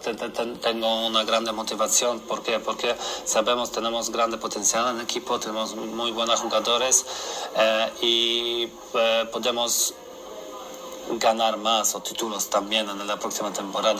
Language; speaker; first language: Spanish; non-native, learner; Polish